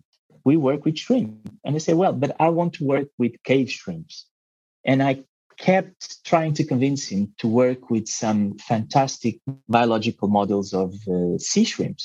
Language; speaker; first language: English; non-native, fluent; Portuguese